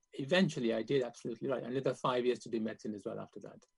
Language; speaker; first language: English; non-native, local second language; Gujarati